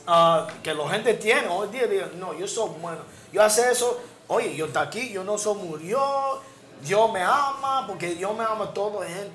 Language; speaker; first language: Spanish; non-native, learner; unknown